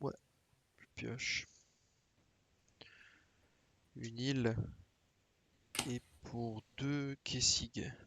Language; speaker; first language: French; native; French